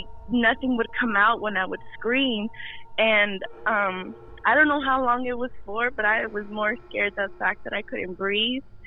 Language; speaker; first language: English; early bilingual, other home language; Spanish